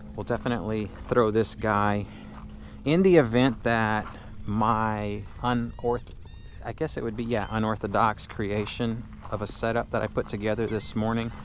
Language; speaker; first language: English; native; English